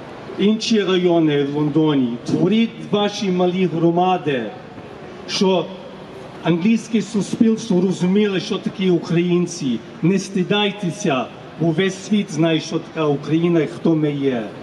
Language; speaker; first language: Ukrainian; early bilingual, heritage; Ukrainian